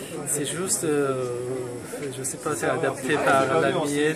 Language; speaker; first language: French; non-native, fluent; Persian